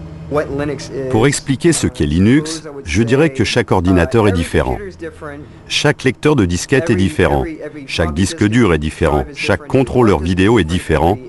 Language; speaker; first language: French; native; French